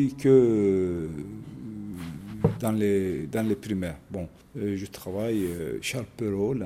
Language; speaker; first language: French; non-native, fluent; Turkish